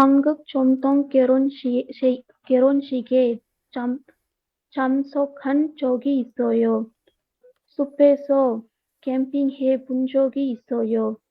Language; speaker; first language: Korean; non-native, learner; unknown